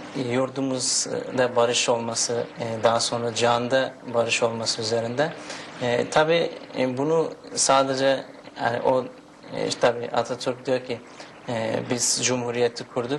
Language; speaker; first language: Turkish; non-native, fluent; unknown